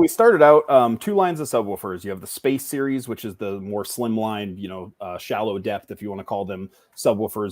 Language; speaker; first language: English; native; English